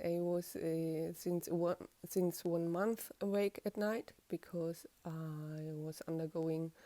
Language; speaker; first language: English; non-native, fluent; German